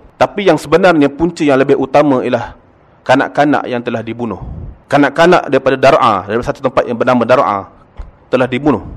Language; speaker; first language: Malay; native; Malay